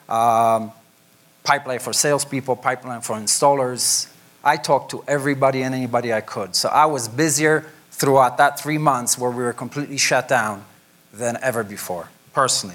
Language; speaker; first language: English; non-native, fluent; Polish